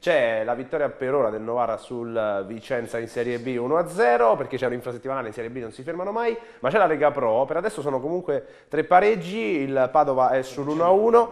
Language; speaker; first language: Italian; native; Italian